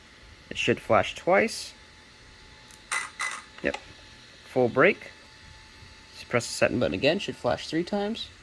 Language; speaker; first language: English; native; English